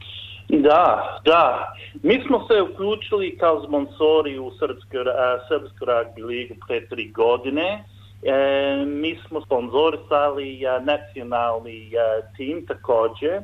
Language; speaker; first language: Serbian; non-native, learner; English